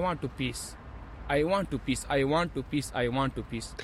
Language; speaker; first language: English; non-native, learner; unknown